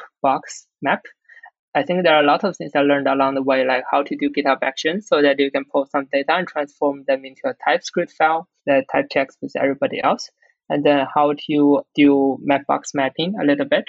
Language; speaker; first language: English; non-native, fluent; Chinese